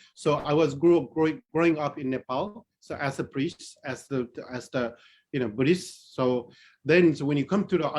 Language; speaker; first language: English; non-native, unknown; Newari